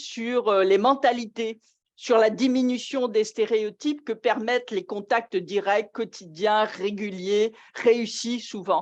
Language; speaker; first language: French; native; French